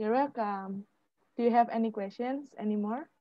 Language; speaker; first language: English; non-native, fluent; Indonesian